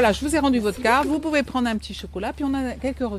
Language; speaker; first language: French; native; French